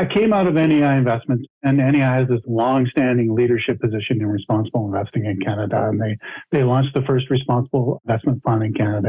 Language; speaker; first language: English; native; English